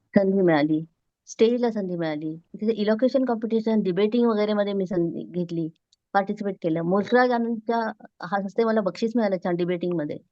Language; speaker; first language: Marathi; non-native, local second language; Konkani